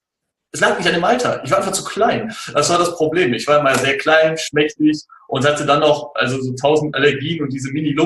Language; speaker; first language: German; native; German